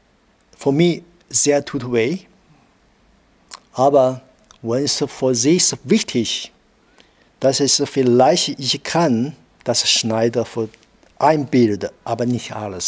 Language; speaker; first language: German; non-native, learner; Chinese